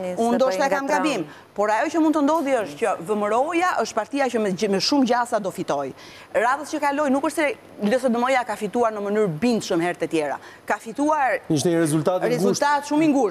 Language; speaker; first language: Albanian; native; Albanian